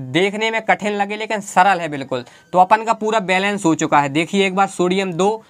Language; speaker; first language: Hindi; native; Hindi